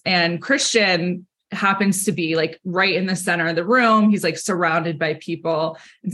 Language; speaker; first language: English; native; English